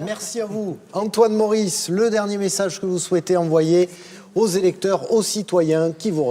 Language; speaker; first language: French; native; French